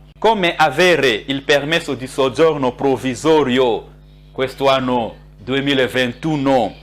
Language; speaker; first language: Italian; non-native, fluent; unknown